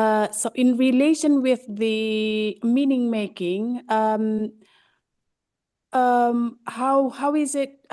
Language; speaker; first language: English; non-native, fluent; Indonesian